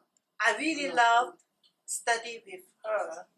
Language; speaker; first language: English; non-native, learner; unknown